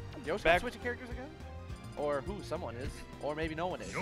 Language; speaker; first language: English; native; English